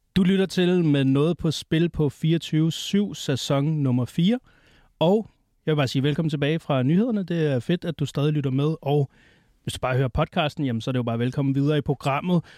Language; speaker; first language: Danish; native; Danish